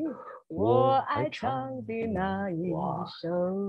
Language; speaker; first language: Chinese; native; Chinese